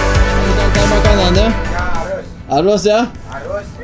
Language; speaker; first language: Indonesian; non-native, learner; Norwegian